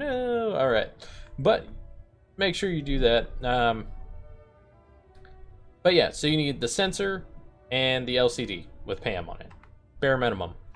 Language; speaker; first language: English; native; English